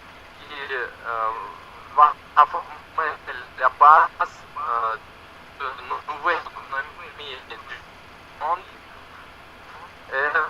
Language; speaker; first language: French; non-native, learner; Russian